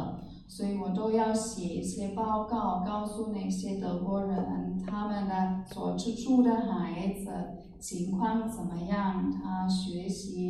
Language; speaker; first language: Chinese; non-native, fluent; German